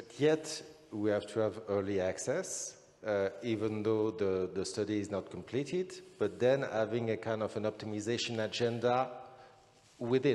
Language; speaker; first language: English; non-native, fluent; French